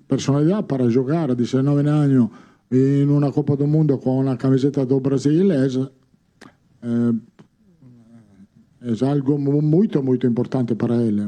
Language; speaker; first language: Portuguese; non-native, fluent; Italian